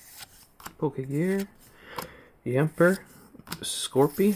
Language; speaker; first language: English; native; English